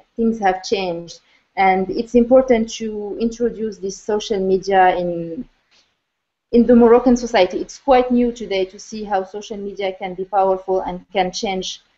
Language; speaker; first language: English; non-native, fluent; Arabic